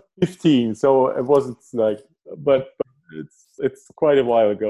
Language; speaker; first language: English; early bilingual, other home language; German